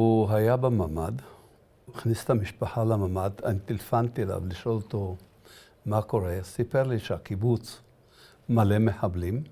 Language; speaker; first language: Hebrew; early bilingual, other home language; Arabic